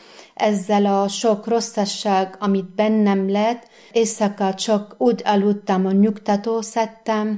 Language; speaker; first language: Hungarian; non-native, fluent; Arabic